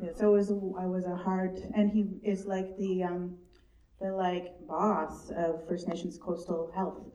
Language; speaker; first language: English; native; English